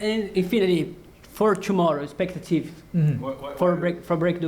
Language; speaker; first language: English; non-native, learner; Portuguese